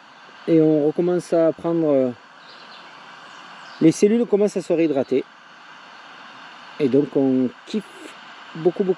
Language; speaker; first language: French; native; French